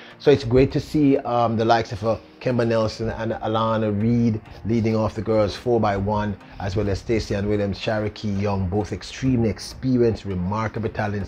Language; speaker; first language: English; native; English